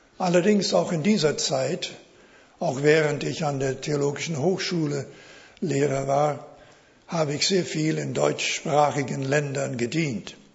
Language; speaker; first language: German; early bilingual, heritage; German